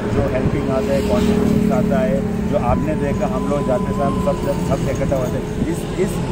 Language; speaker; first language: Hindi; non-native, local second language; Malayalam